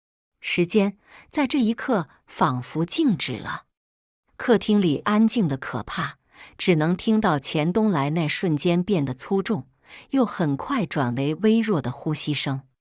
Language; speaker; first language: Chinese; native; Chinese